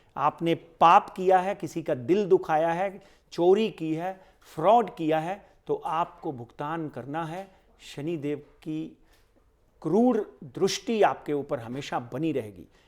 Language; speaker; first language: Hindi; native; Hindi